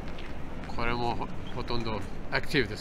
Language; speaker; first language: Japanese; non-native, learner; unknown